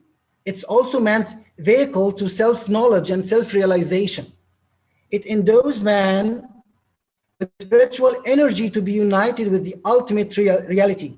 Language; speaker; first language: English; non-native, local second language; Arabic